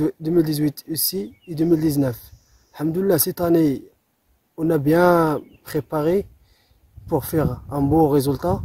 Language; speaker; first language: French; non-native, local second language; Arabic